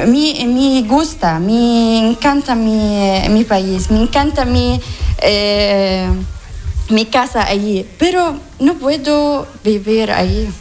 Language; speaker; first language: Spanish; non-native, learner; Arabic